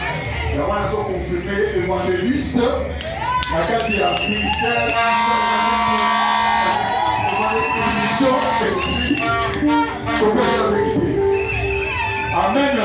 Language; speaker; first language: French; non-native, local second language; Lingala